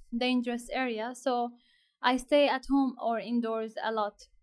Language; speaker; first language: English; non-native, fluent; Arabic